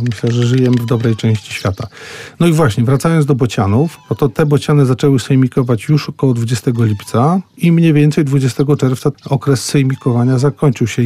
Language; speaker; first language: Polish; native; Polish